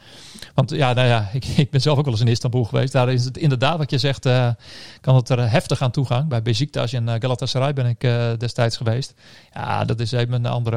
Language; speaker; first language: Dutch; native; Dutch